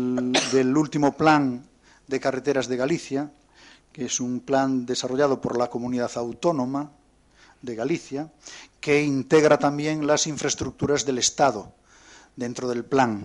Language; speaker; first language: Spanish; native; Spanish